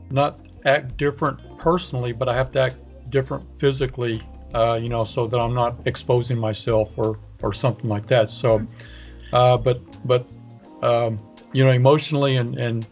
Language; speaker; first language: English; native; English